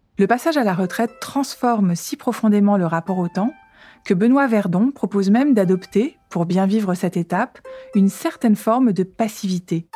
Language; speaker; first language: French; native; French